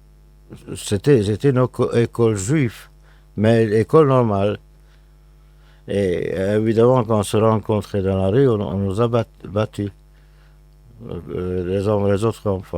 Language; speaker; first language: French; non-native, fluent; Hungarian